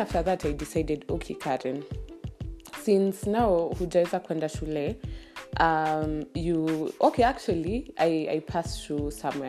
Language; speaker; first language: English; non-native, local second language; Swahili